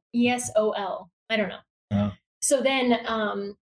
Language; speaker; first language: English; early bilingual, other home language; Bulgarian